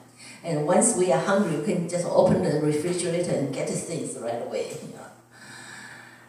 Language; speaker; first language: English; non-native, learner; Chinese